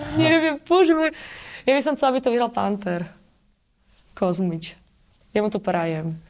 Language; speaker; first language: Slovak; native; Slovak